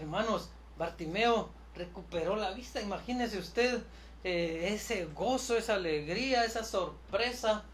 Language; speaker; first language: Spanish; native; Spanish